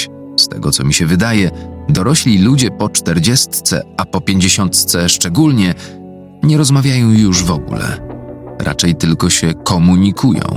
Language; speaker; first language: Polish; native; Polish